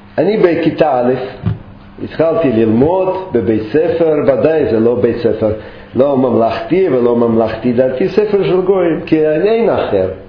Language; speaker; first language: Hebrew; non-native, fluent; Russian